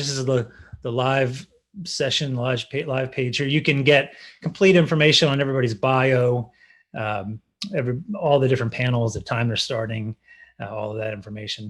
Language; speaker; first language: English; native; English